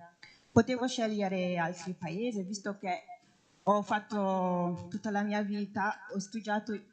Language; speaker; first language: Italian; non-native, fluent; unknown